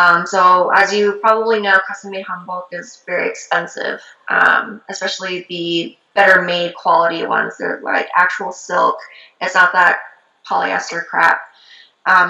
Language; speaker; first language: English; early bilingual, other home language; Korean